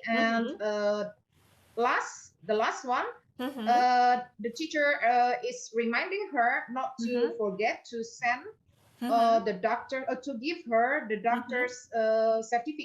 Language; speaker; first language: English; non-native, fluent; Indonesian